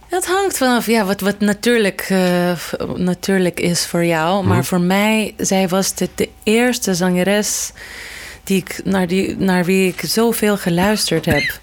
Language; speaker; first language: Dutch; non-native, fluent; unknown